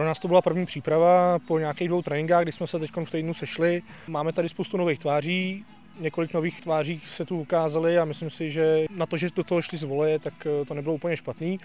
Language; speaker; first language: Czech; native; Czech